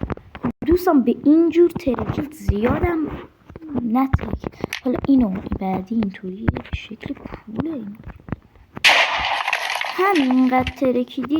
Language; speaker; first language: Persian; native; Persian